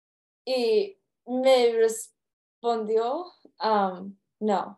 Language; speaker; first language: Spanish; non-native, learner; English